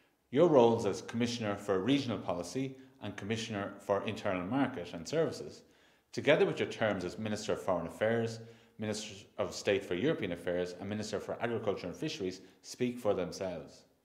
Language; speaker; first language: English; native; English